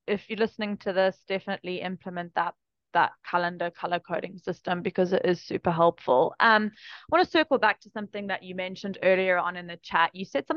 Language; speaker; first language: English; native; English